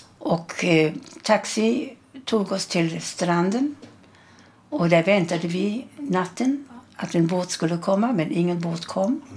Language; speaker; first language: Swedish; early bilingual, other home language; German